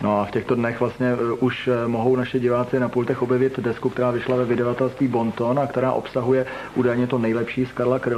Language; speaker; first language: Czech; native; Czech